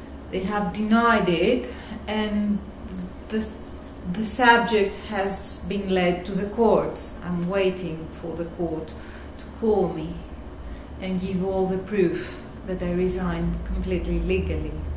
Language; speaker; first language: English; non-native, fluent; Greek